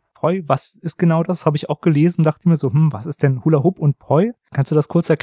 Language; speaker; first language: German; native; German